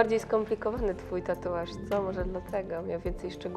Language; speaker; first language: Polish; native; Polish